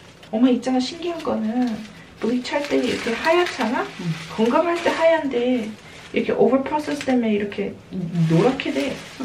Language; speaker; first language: Korean; early bilingual, heritage; Korean